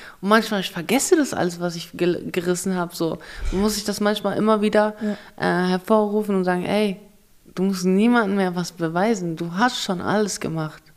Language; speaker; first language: German; early bilingual, other home language; Russian